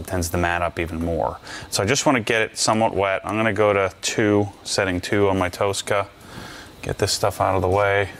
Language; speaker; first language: English; native; English